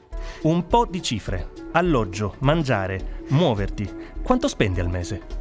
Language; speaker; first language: Italian; native; Italian